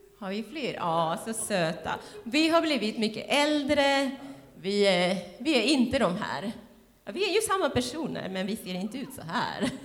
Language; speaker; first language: Swedish; non-native, fluent; Spanish